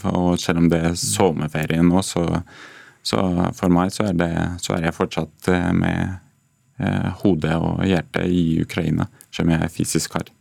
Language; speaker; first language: Norwegian; non-native, fluent; Ukrainian